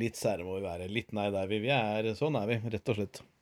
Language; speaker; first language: Norwegian; native; Norwegian